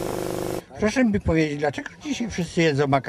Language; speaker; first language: Polish; native; Polish